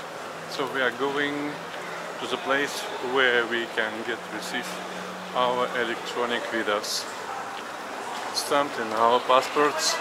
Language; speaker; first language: English; non-native, fluent; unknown